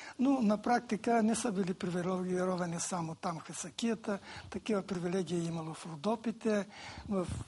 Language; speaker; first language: Bulgarian; native; Bulgarian